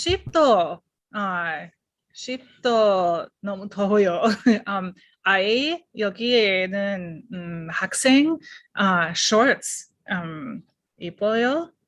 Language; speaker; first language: Korean; non-native, learner; English